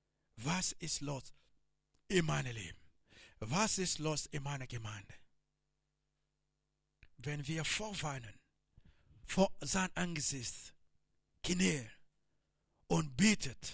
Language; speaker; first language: German; non-native, learner; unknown